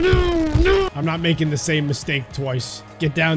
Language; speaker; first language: English; native; English